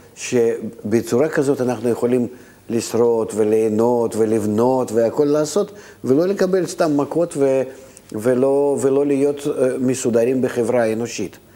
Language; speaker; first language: Hebrew; non-native, fluent; Russian